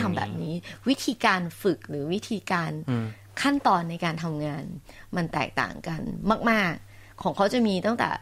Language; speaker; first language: Thai; native; Thai